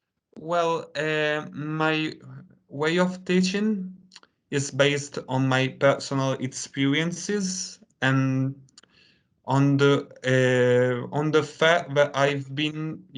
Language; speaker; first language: English; non-native, fluent; Italian